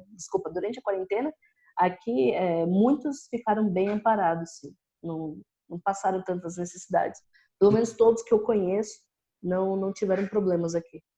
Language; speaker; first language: Portuguese; native; Portuguese